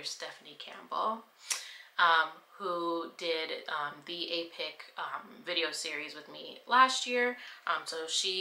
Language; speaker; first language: English; native; English